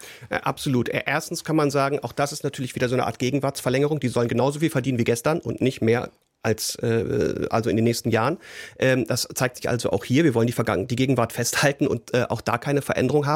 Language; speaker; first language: German; native; German